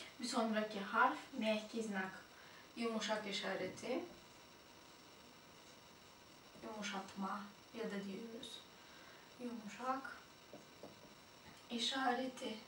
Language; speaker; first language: Turkish; non-native, fluent; Russian